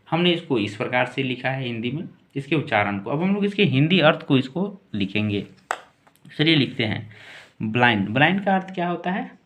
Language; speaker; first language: Hindi; native; Hindi